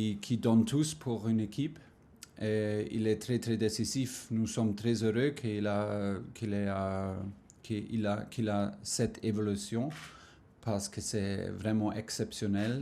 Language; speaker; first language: French; non-native, learner; German